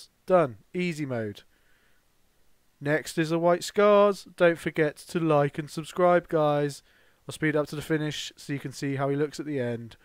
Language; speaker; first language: English; native; English